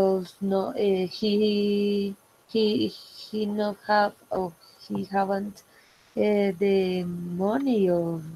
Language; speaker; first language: English; non-native, learner; Spanish